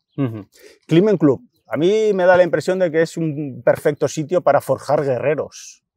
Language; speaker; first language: Spanish; native; Spanish